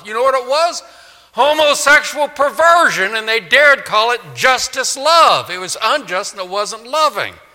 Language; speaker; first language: English; native; English